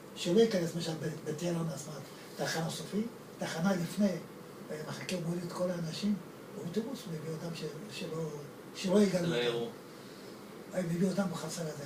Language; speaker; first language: Hebrew; non-native, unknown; Persian